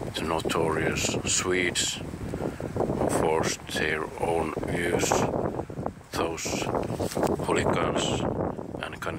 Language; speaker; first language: English; non-native, fluent; Finnish